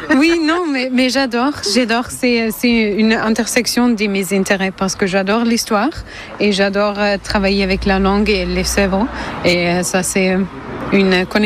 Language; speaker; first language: French; non-native, learner; German